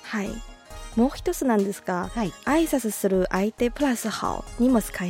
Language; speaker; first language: Japanese; non-native, fluent; Chinese